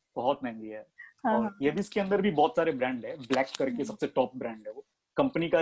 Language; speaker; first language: Hindi; native; Hindi